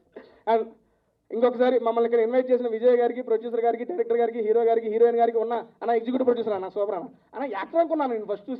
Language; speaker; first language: Telugu; native; Telugu